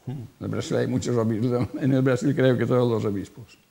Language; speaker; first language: Spanish; non-native, local second language; Catalan